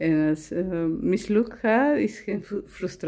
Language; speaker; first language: Dutch; non-native, learner; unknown